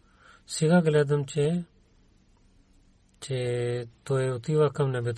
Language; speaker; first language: Bulgarian; non-native, learner; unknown